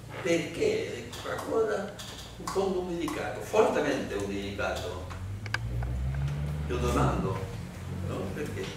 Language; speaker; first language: Italian; non-native, learner; Spanish